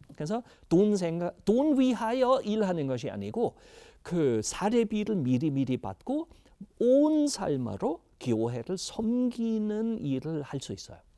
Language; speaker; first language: Korean; non-native, fluent; German